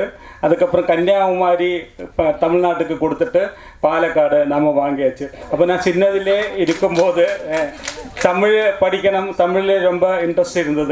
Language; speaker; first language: Tamil; non-native, local second language; Malayalam